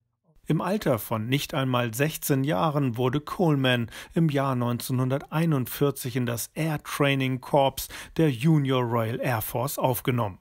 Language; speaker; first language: German; native; German